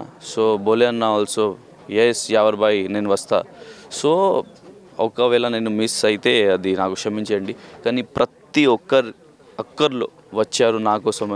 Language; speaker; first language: Telugu; non-native, learner; Hindi